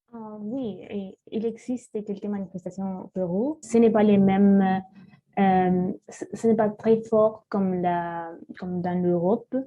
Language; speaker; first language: French; non-native, learner; Spanish